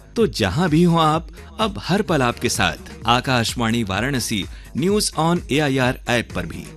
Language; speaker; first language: Hindi; native; Hindi